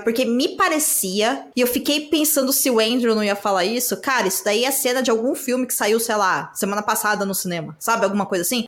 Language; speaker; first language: Portuguese; native; Portuguese